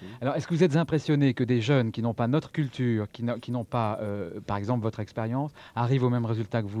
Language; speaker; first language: French; native; French